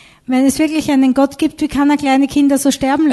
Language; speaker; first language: German; native; German